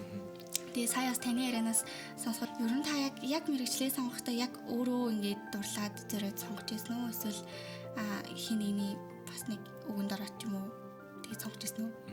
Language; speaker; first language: Mongolian; native; Mongolian